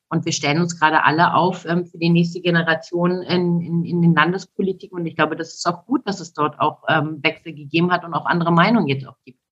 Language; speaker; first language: German; early bilingual, other home language; Turkish